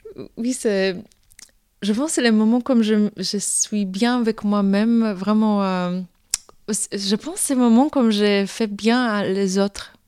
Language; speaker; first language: French; non-native, fluent; Polish